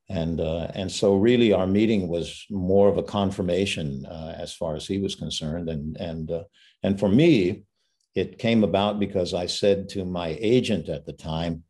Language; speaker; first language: English; native; English